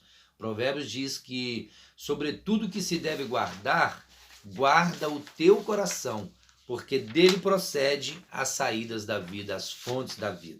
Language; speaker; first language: Portuguese; native; Portuguese